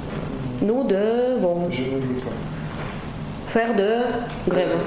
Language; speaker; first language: French; non-native, fluent; Russian